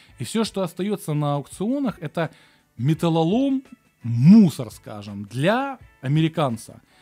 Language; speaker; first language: Russian; native; Russian